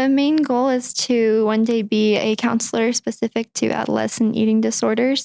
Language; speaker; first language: English; native; English